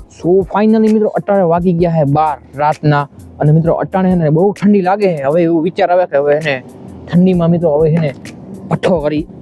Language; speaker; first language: Gujarati; native; Gujarati